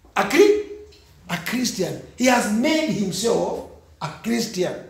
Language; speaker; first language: English; non-native, local second language; Swahili